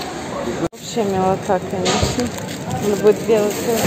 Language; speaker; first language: Russian; native; Russian